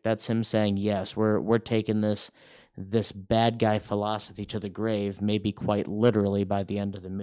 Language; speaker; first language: English; native; English